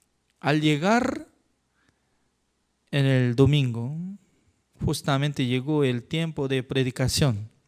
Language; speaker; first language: Spanish; non-native, learner; Korean